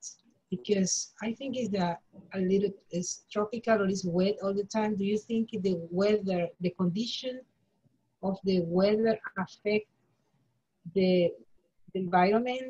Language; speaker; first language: English; non-native, learner; Spanish